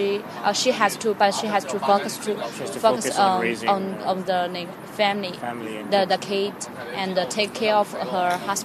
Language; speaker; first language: English; non-native, fluent; Chinese